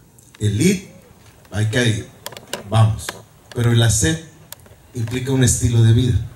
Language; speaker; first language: Spanish; native; Spanish